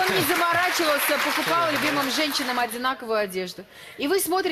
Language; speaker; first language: Russian; native; Russian